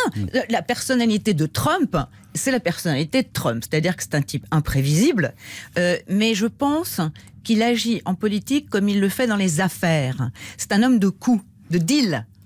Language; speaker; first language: French; native; French